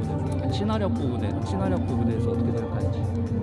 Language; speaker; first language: Korean; native; Korean